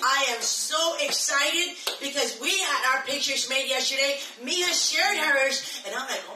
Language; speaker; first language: English; native; English